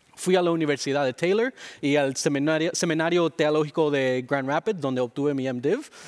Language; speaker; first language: Spanish; early bilingual, heritage; Spanish